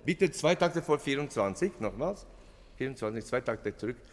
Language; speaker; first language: German; non-native, fluent; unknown